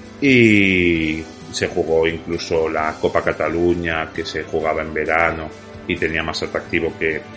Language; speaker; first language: Spanish; native; Spanish